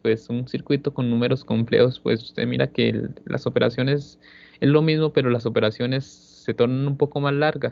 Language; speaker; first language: Spanish; native; Spanish